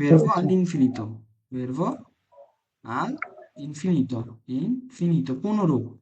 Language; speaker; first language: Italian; non-native, fluent; Bangla